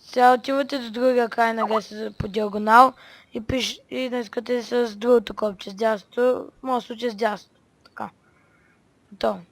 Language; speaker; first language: Bulgarian; native; Bulgarian